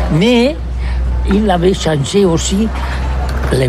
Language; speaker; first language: French; non-native, learner; Catalan